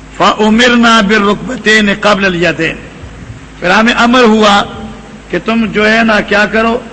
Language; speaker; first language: Urdu; non-native, local second language; Northern Hindko